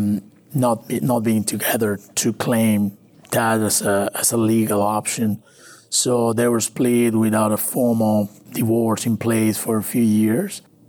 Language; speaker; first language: English; non-native, fluent; Spanish